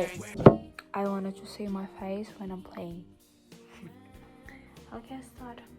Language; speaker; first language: English; non-native, learner; Kazakh